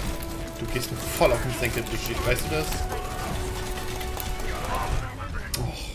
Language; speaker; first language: German; native; German